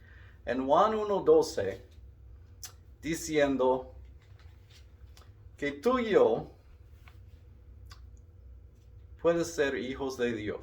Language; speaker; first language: Spanish; non-native, learner; English